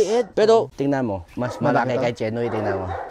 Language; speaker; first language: Filipino; non-native, learner; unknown